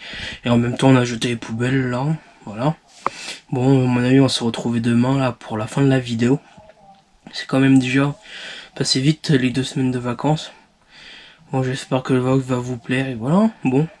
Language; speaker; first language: French; native; French